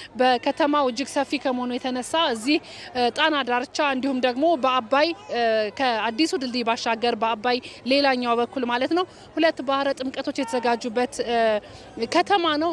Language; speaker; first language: Amharic; native; Amharic